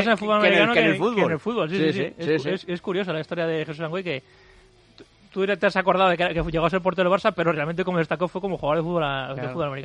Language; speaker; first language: Spanish; native; Spanish